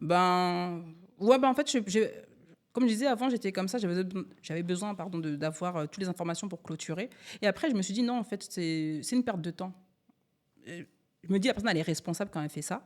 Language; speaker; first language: French; native; French